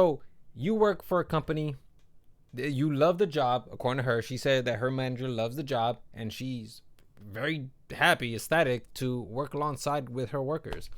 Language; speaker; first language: English; native; English